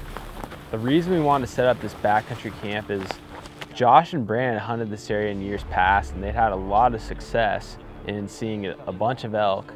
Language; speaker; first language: English; native; English